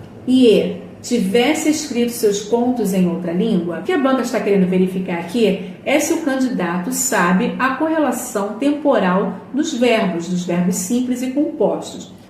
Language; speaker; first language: Portuguese; native; Portuguese